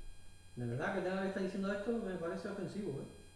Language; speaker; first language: Spanish; native; Spanish